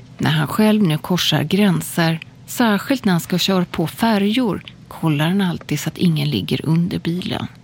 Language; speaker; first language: Swedish; native; Swedish